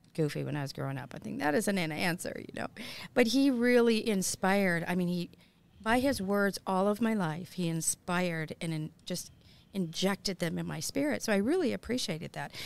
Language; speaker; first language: English; native; English